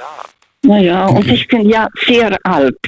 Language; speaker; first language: German; early bilingual, heritage; Russian